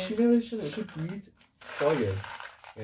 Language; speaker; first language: Persian; native; Persian